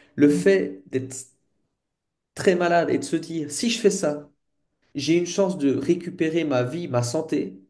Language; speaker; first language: French; native; French